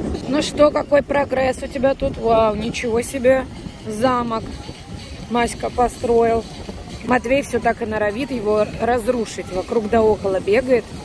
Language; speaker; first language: Russian; native; Russian